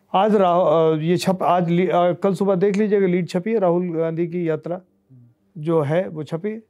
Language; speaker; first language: Hindi; native; Hindi